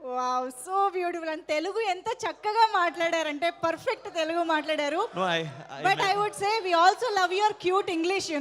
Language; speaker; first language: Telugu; native; Telugu